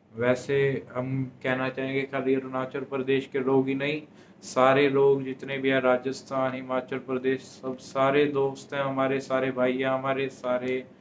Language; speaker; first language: Hindi; non-native, local second language; Punjabi